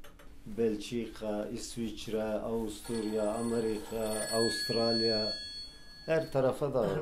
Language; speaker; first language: Turkish; non-native, local second language; Turoyo